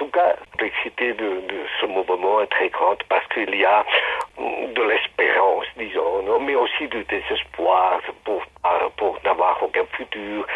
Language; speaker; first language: French; non-native, fluent; Spanish